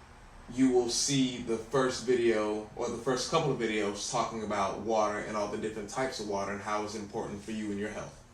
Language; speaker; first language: English; native; English